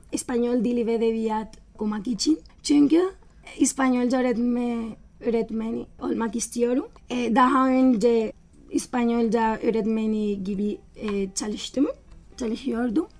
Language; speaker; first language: Turkish; non-native, learner; Spanish